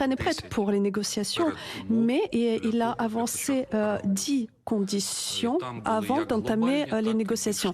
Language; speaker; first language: French; non-native, fluent; Ukrainian